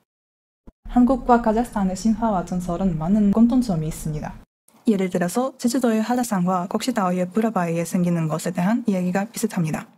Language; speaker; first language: Korean; non-native, fluent; Kazakh